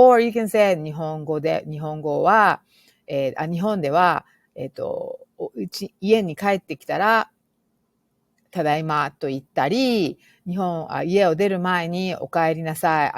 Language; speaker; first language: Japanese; non-native, fluent; English